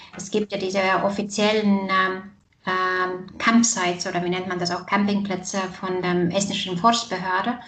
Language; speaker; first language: German; non-native, fluent; Estonian